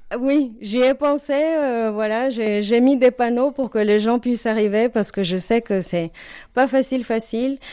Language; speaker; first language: French; non-native, fluent; Spanish